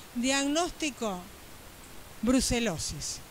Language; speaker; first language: Spanish; native; Spanish